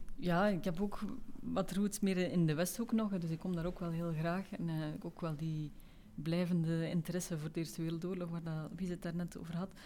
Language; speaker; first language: Dutch; native; Dutch